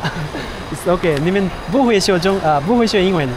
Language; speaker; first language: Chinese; non-native, learner; Bangla